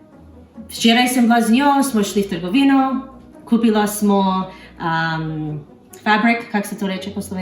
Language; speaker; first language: Slovenian; early bilingual, heritage; Slovenian